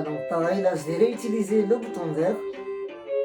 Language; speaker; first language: French; native; French